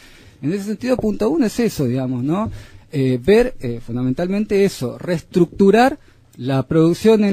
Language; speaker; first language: Spanish; native; Spanish